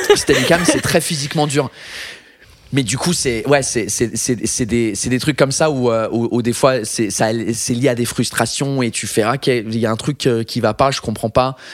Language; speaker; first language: French; non-native, fluent; English